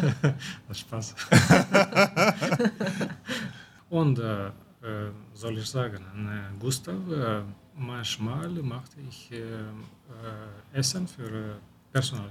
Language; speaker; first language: German; non-native, local second language; Romanian